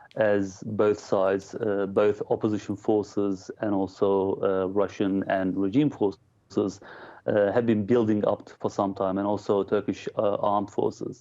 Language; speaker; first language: English; non-native, fluent; Turkish